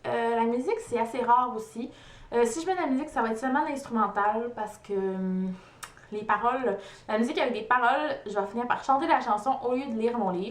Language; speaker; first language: French; native; French